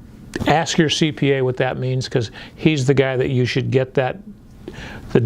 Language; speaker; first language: English; native; English